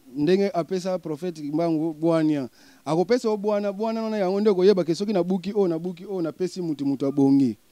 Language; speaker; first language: Lingala; non-native, local second language; Kongo